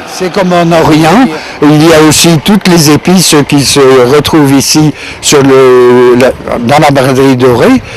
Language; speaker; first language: French; native; French